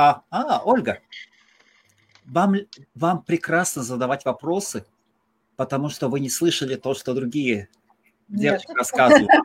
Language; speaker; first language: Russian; non-native, local second language; Latvian